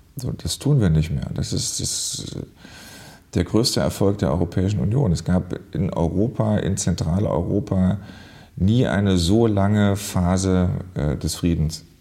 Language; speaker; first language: German; native; German